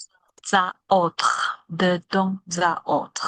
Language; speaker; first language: French; non-native, learner; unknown